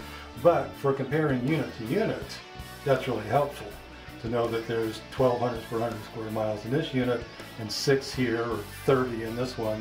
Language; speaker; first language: English; native; English